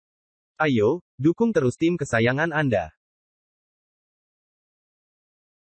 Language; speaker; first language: Indonesian; native; Indonesian